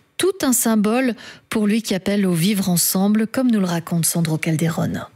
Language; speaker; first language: French; native; French